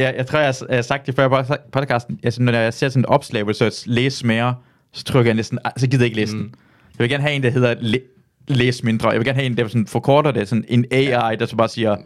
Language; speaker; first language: Danish; early bilingual, other home language; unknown